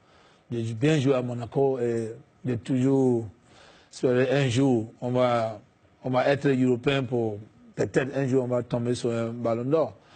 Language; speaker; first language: French; non-native, fluent; English